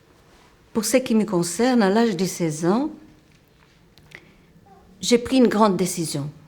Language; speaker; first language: French; non-native, fluent; Portuguese